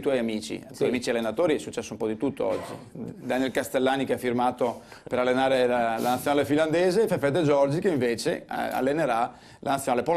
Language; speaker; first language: Italian; native; Italian